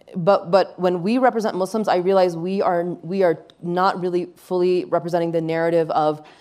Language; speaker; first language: English; early bilingual, other home language; Urdu